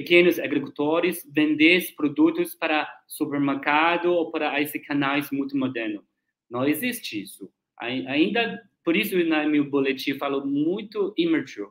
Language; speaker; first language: Portuguese; non-native, learner; Chinese